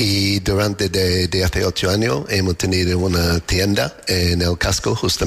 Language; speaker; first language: Spanish; non-native, learner; English